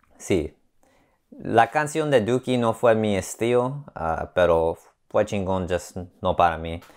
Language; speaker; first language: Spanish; non-native, learner; English